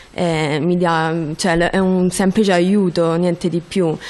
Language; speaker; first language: Italian; native; Italian